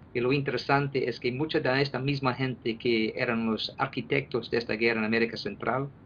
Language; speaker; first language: Spanish; non-native, fluent; English